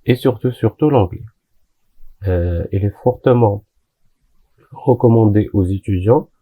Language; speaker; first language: French; non-native, local second language; Arabic